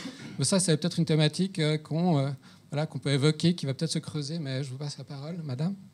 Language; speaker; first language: French; native; French